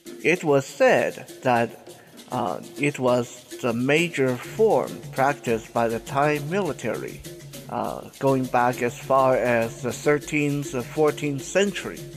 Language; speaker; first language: English; non-native, fluent; Chinese